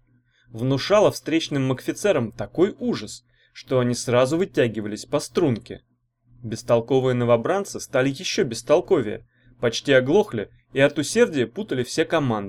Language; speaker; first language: Russian; native; Russian